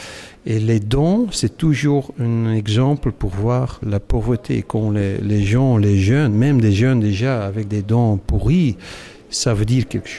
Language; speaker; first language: French; non-native, local second language; Dutch